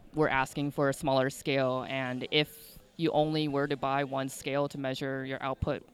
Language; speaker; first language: English; native; English